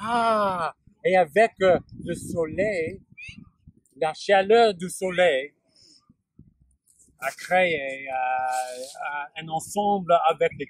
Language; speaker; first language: French; non-native, learner; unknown